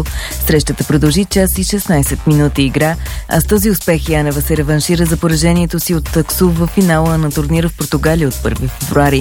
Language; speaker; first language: Bulgarian; native; Bulgarian